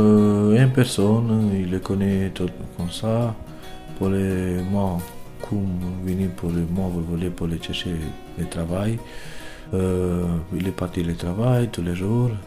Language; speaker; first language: French; non-native, learner; Romanian